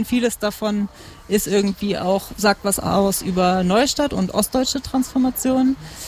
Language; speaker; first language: German; native; German